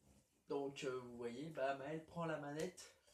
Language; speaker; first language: French; native; French